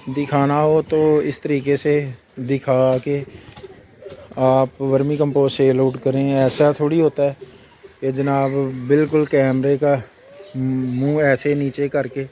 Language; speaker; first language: Hindi; non-native, local second language; Punjabi